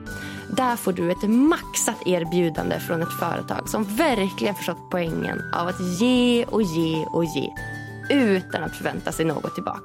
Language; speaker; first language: Swedish; native; Swedish